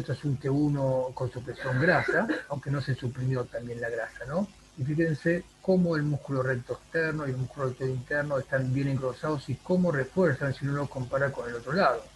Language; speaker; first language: Spanish; native; Spanish